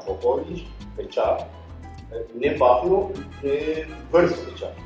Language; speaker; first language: Bulgarian; non-native, learner; Spanish